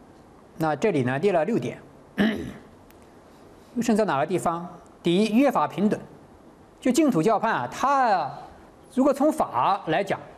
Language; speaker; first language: Chinese; native; Chinese